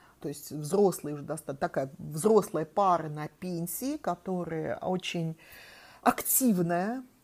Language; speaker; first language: Russian; native; Russian